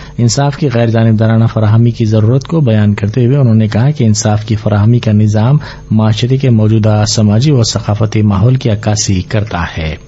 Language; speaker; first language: Urdu; native; Urdu